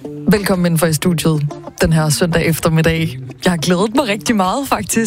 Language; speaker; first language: Danish; native; Danish